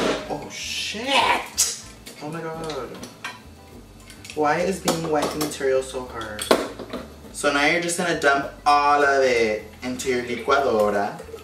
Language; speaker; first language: English; early bilingual, other home language; Spanish